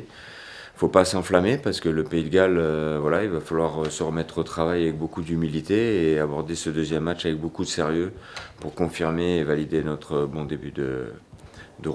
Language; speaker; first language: French; native; French